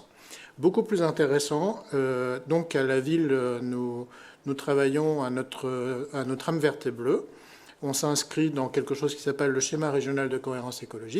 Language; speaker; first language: French; native; French